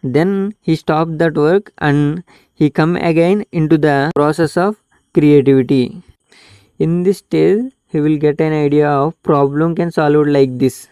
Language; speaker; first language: English; non-native, local second language; Telugu